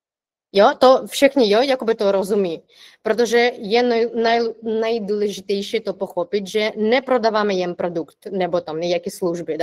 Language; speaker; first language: Czech; non-native, fluent; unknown